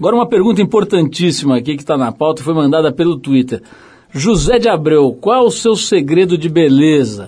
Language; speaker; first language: Portuguese; native; Portuguese